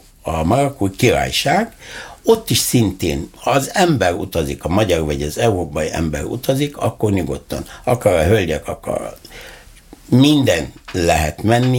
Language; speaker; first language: Hungarian; non-native, fluent; Arabic